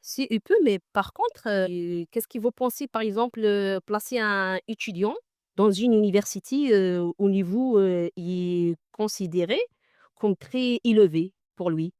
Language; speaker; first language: French; non-native, learner; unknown